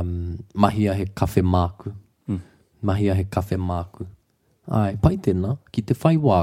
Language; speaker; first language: Māori; non-native, local second language; English